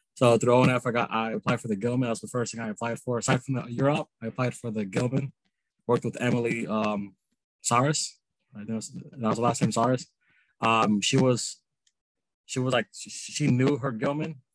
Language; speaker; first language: English; native; English